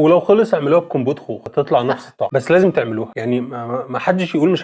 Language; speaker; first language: Arabic; native; Arabic